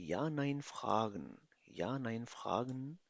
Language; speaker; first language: German; non-native, fluent; Urdu